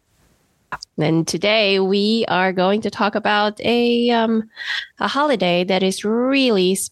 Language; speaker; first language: English; non-native, local second language; Filipino